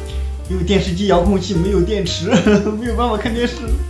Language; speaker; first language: Chinese; native; Chinese